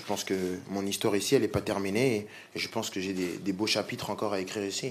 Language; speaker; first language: French; native; French